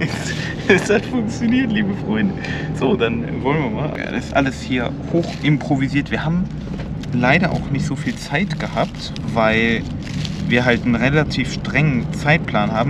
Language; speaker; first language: German; native; German